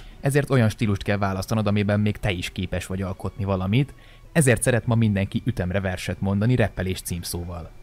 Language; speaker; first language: Hungarian; native; Hungarian